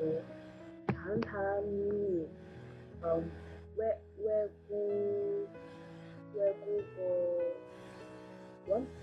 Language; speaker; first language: Korean; non-native, learner; Chinese